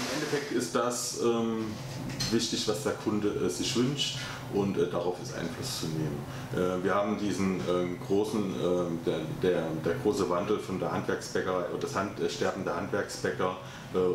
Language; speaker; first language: German; native; German